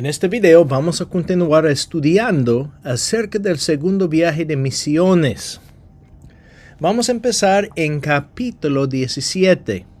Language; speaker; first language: Spanish; non-native, fluent; English